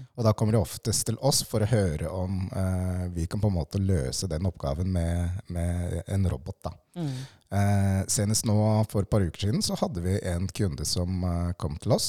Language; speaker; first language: Norwegian; early bilingual, other home language; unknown